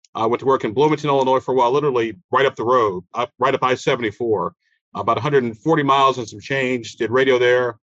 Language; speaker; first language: English; native; English